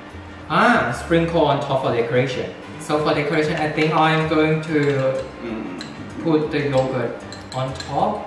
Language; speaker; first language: English; non-native, fluent; Thai